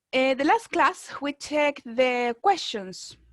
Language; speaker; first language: English; non-native, fluent; Spanish